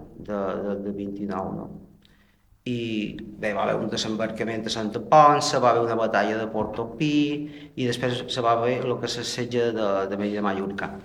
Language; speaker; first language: Catalan; native; Catalan